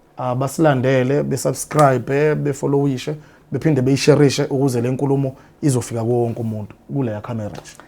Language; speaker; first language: Zulu; native; Zulu